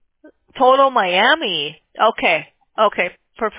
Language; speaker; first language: Spanish; non-native, learner; English